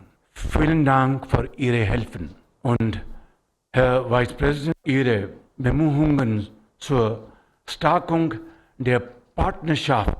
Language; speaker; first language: German; non-native, learner; Urdu